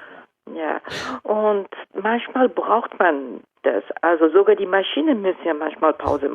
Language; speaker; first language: German; non-native, fluent; Japanese